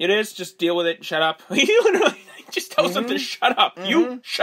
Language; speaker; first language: English; native; English